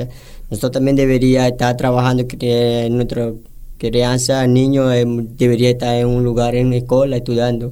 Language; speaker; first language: Spanish; non-native, local second language; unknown